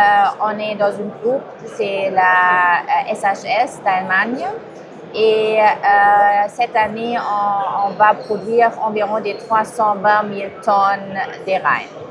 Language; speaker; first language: French; non-native, fluent; German